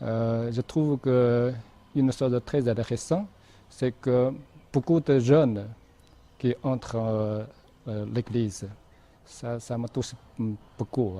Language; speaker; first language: French; non-native, fluent; Chinese